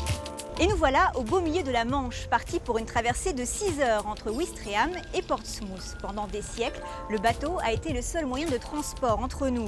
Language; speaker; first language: French; native; French